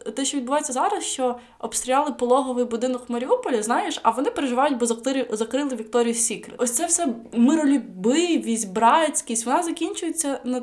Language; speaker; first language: Ukrainian; non-native, local second language; Russian